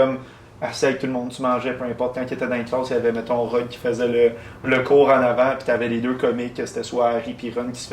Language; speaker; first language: French; native; French